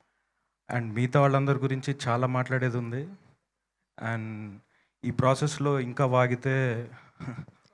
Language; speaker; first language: Telugu; native; Telugu